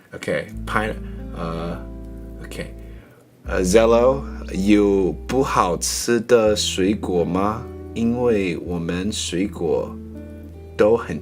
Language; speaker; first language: Chinese; non-native, learner; English